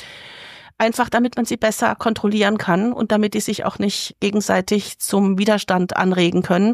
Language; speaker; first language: German; native; German